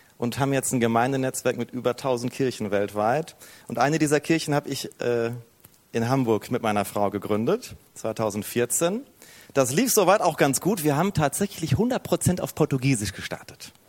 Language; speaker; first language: German; native; German